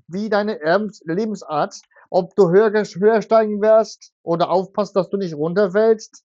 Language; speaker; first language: German; non-native, fluent; Turkish